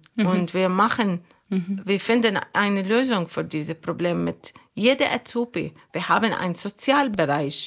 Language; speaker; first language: German; non-native, learner; Arabic